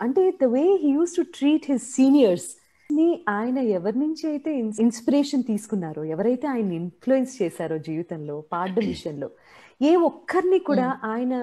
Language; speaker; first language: Telugu; native; Telugu